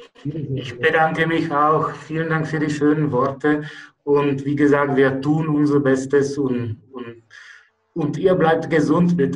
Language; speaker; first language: German; non-native, fluent; Czech